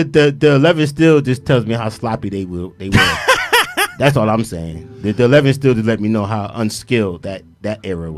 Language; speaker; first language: English; native; English